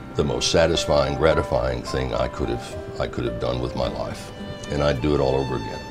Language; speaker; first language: English; native; English